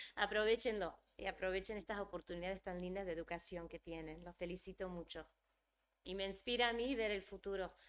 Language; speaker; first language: Spanish; early bilingual, heritage; Spanish